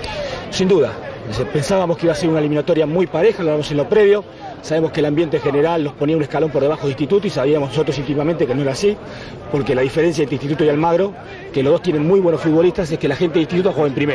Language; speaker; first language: Spanish; native; Spanish